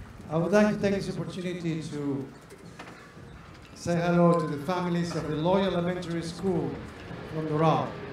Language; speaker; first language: English; non-native, fluent; Spanish